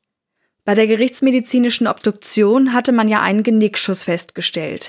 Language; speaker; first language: German; native; German